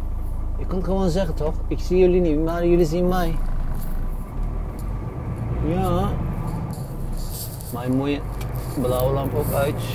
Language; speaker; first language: Dutch; non-native, fluent; Turkish